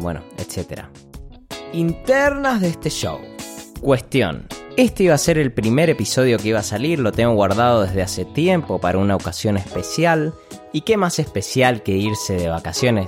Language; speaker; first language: Spanish; native; Spanish